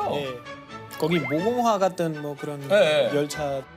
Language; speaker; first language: Korean; non-native, fluent; Spanish